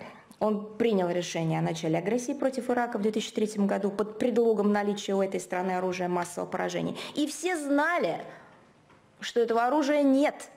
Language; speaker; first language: Russian; native; Russian